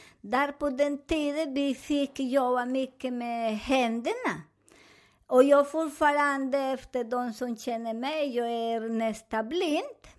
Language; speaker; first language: Swedish; non-native, fluent; Spanish